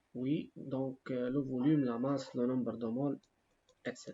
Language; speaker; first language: French; non-native, local second language; Arabic